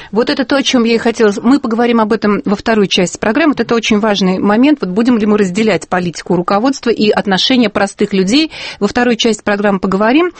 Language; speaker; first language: Russian; native; Russian